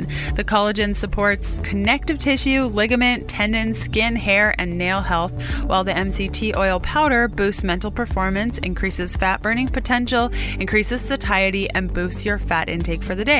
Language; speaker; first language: English; native; English